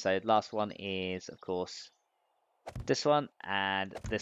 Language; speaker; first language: English; native; English